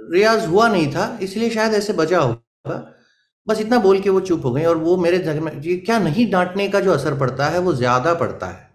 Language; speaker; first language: Hindi; native; Hindi